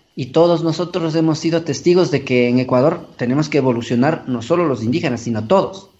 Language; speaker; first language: Spanish; native; Spanish